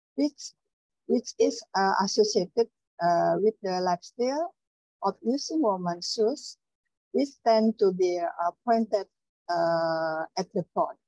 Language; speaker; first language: English; non-native, learner; Indonesian